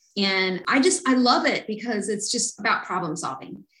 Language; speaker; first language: English; native; English